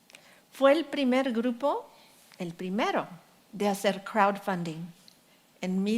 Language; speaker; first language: Spanish; early bilingual, heritage; Spanish